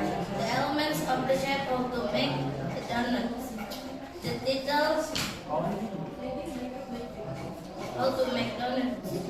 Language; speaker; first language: English; non-native, learner; Indonesian